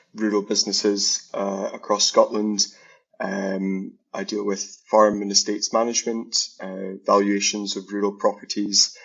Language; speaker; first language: English; native; English